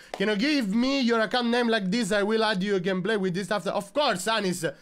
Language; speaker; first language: English; non-native, learner; Italian